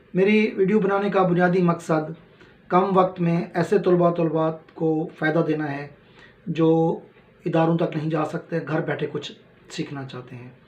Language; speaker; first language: Urdu; non-native, local second language; Punjabi